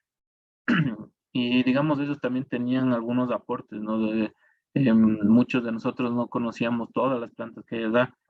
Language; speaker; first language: Spanish; native; Spanish